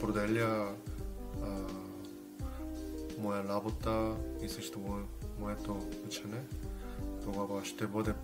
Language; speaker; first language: Bulgarian; non-native, learner; Korean